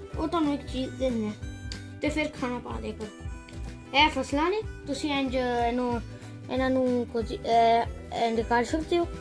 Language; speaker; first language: Punjabi; non-native, local second language; Urdu